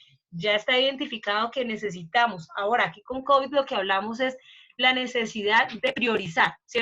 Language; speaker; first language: Spanish; native; Spanish